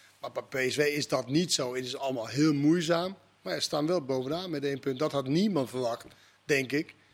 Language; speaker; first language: Dutch; native; Dutch